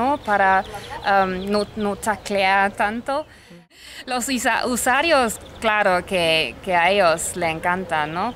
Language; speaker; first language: Spanish; non-native, fluent; English